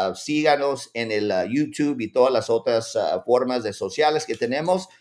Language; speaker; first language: Spanish; early bilingual, heritage; Spanish